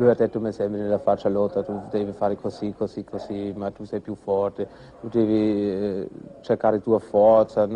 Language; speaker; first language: Italian; non-native, fluent; German